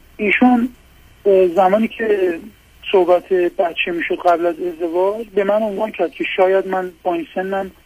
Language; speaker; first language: Persian; non-native, local second language; Azerbaijani